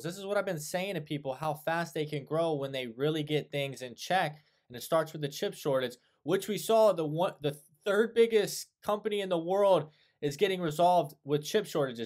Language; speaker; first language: English; native; English